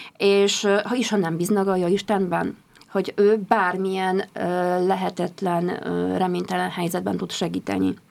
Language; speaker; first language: Hungarian; non-native, fluent; Polish